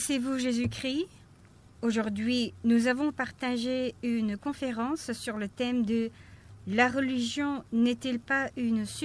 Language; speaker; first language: French; non-native, fluent; Korean